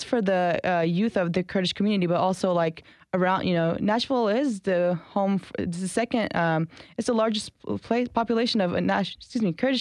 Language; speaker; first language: English; early bilingual, other home language; Kurdish